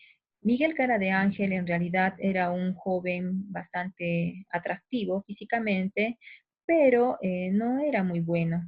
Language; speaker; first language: Spanish; native; Spanish